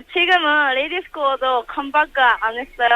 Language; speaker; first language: Korean; non-native, learner; Japanese